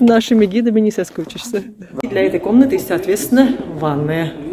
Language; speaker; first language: Russian; native; Russian